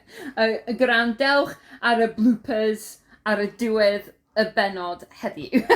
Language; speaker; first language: Welsh; non-native, learner; English